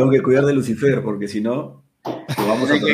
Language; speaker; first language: Spanish; native; Spanish